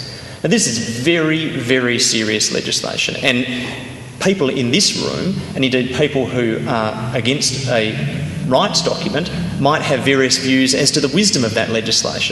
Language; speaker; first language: English; native; English